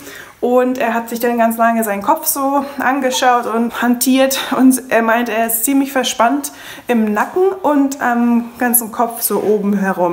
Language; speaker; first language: German; native; German